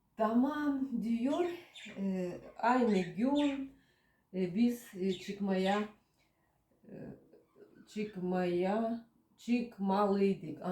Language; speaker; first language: Turkish; non-native, learner; Russian